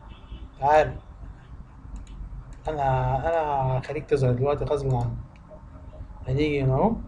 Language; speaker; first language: Arabic; native; Arabic